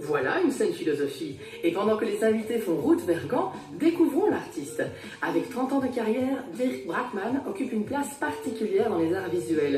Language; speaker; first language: French; native; French